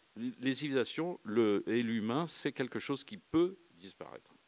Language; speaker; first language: French; native; French